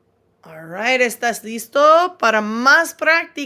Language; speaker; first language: Spanish; non-native, fluent; English